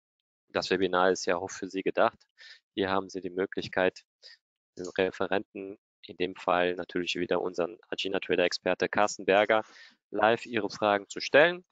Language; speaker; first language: German; native; German